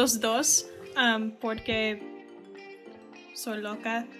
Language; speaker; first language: Spanish; non-native, learner; English